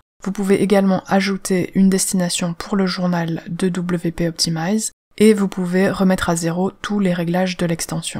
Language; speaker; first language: French; native; French